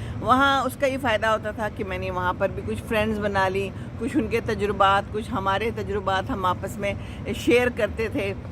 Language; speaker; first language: Urdu; non-native, local second language; Pashto